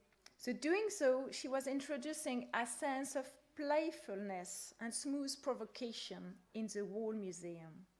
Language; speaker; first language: English; non-native, fluent; French